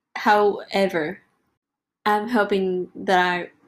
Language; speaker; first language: English; non-native, fluent; Japanese